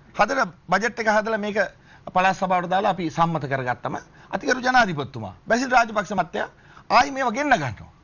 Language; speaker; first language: Sinhala; native; Sinhala